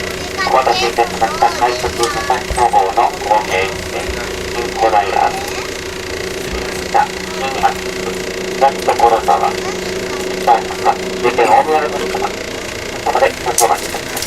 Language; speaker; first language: Japanese; native; Japanese